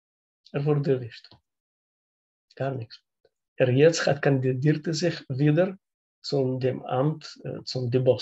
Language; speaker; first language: German; non-native, learner; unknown